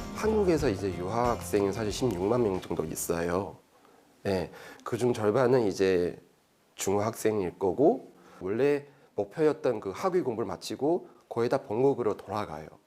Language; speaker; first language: Korean; early bilingual, heritage; Korean